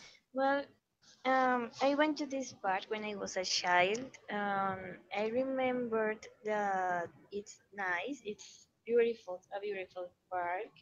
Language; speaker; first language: English; non-native, learner; Spanish